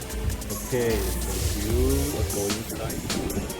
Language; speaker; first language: English; non-native, learner; Chinese